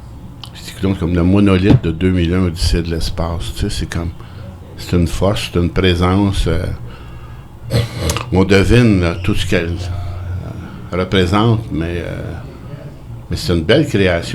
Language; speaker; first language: French; native; French